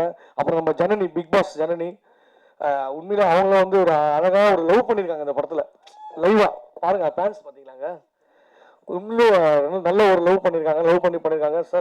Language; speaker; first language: Tamil; native; Tamil